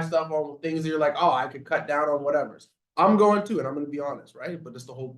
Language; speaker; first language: English; native; English